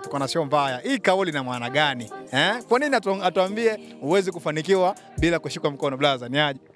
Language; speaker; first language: Swahili; native; Swahili